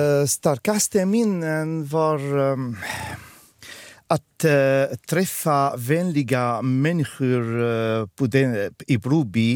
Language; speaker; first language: Swedish; non-native, fluent; Arabic